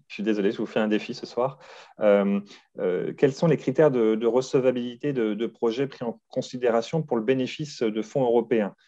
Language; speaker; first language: French; native; French